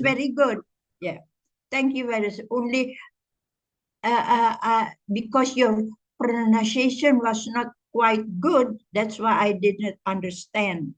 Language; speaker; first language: English; non-native, fluent; Indonesian